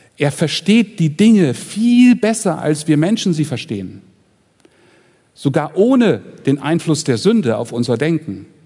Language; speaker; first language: German; native; German